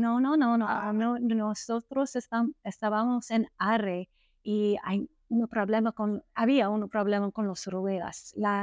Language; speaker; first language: Spanish; non-native, learner; English